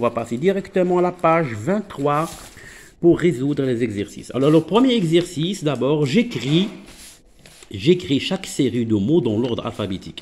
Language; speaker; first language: French; non-native, local second language; Arabic